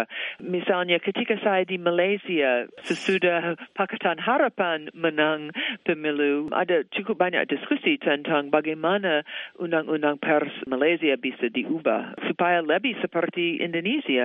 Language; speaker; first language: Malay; non-native, fluent; English